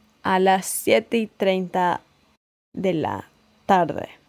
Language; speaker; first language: Spanish; native; Spanish